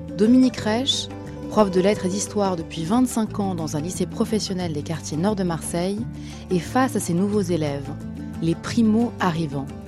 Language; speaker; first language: French; native; French